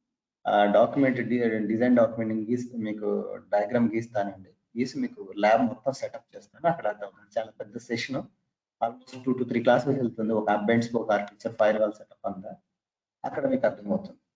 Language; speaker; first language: Telugu; native; Telugu